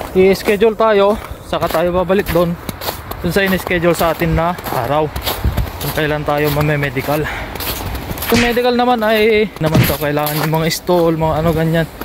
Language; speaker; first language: Filipino; non-native, local second language; Iloko